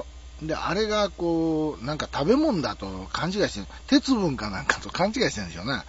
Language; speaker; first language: Japanese; native; Japanese